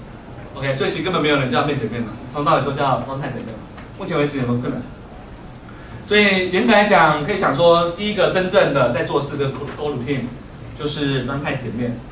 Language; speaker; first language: Chinese; native; Chinese